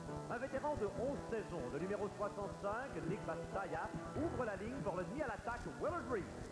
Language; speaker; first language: French; native; French